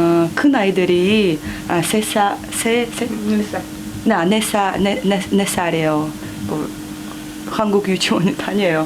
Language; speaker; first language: Korean; non-native, learner; Russian